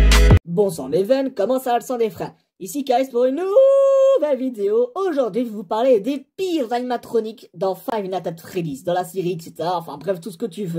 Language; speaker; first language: French; native; French